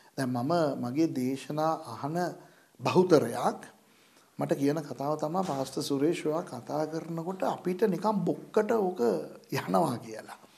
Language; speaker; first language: Sinhala; non-native, local second language; Tamil